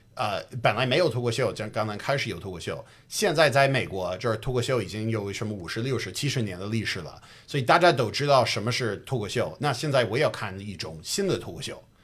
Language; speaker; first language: Chinese; non-native, fluent; English